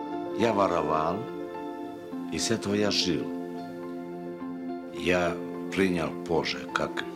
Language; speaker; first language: Russian; non-native, local second language; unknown